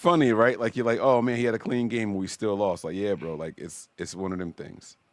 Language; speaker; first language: English; native; English